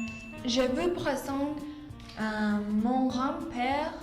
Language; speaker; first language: French; non-native, learner; Spanish